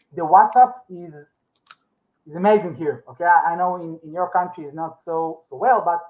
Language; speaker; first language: English; non-native, learner; Hebrew